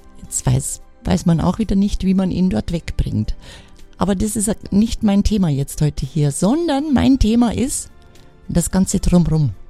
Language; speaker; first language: German; native; German